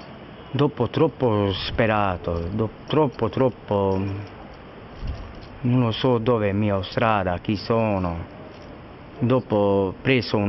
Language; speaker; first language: Italian; non-native, learner; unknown